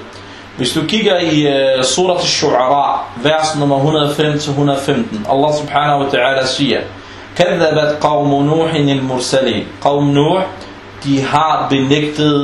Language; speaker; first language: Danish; non-native, fluent; Arabic